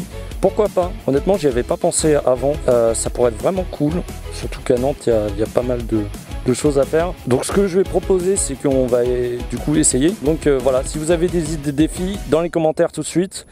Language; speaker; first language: French; native; French